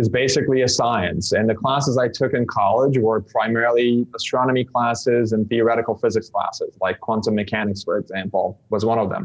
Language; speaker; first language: English; non-native, fluent; Turkish